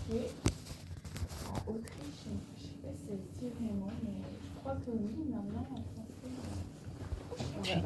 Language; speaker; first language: French; native; French